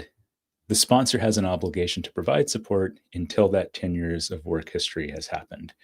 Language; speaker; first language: English; native; English